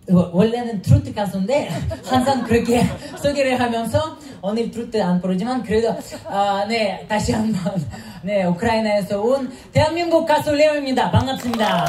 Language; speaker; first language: Korean; non-native, fluent; Ukrainian